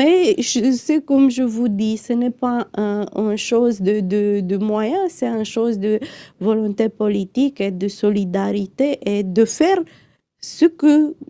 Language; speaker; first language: French; non-native, fluent; Romanian